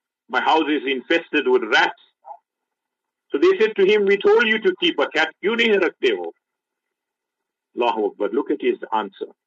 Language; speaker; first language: English; native; English